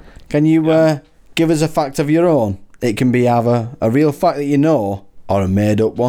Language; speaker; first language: English; native; English